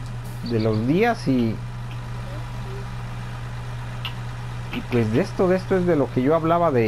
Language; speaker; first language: Spanish; native; Spanish